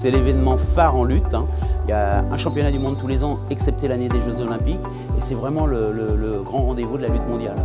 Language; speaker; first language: French; native; French